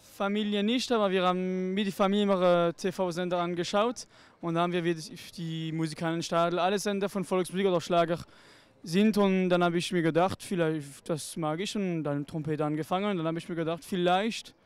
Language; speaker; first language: German; non-native, local second language; French